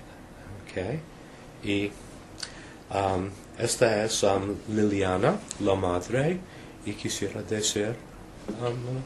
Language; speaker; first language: Spanish; non-native, learner; English